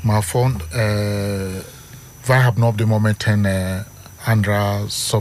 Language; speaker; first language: Dutch; non-native, learner; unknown